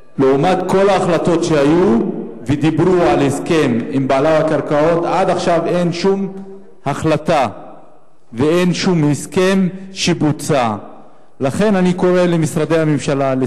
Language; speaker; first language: Hebrew; non-native, local second language; Arabic